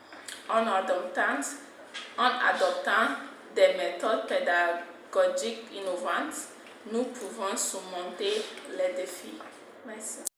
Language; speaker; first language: French; non-native, fluent; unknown